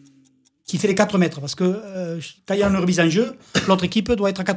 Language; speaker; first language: French; native; French